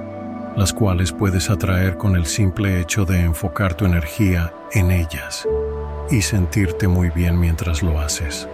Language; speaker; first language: Spanish; native; Spanish